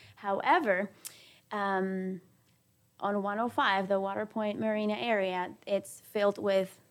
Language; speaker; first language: English; non-native, fluent; Spanish